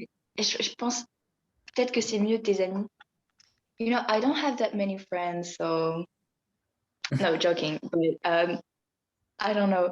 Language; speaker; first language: French; native; French